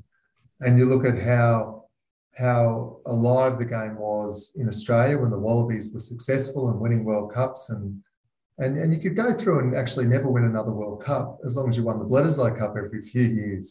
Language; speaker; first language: English; native; English